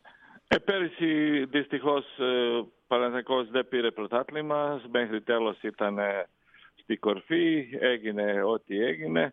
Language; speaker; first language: Greek; non-native, learner; Croatian